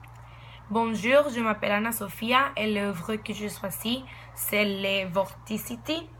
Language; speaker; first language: French; non-native, learner; Spanish